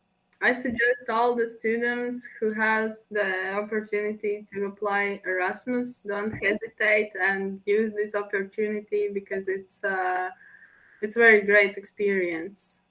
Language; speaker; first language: English; non-native, fluent; Latvian